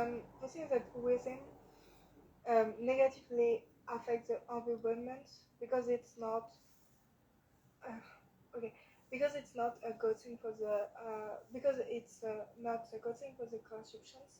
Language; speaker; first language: English; non-native, learner; French